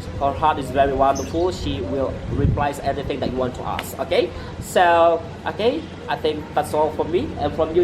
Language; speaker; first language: English; non-native, fluent; Indonesian